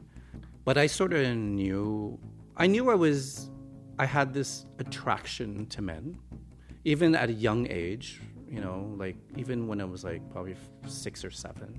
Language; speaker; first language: English; native; English